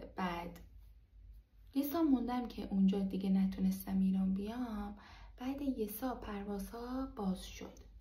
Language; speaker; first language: Persian; non-native, local second language; Azerbaijani